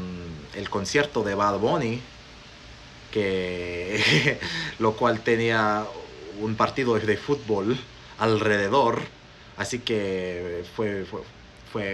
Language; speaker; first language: Spanish; non-native, fluent; English